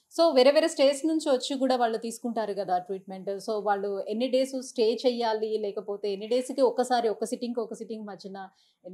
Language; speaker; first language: Telugu; native; Telugu